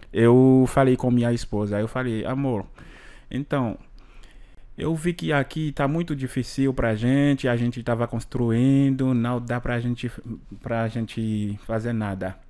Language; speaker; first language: Portuguese; non-native, learner; Haitian Creole